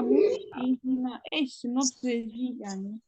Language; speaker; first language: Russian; non-native, learner; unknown